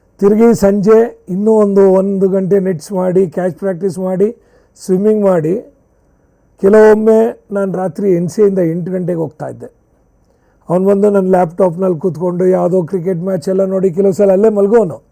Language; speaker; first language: Kannada; native; Kannada